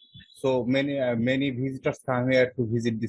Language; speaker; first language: English; non-native, learner; Bangla